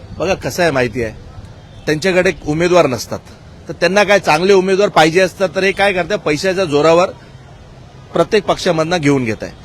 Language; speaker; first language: Marathi; non-native, local second language; Gujarati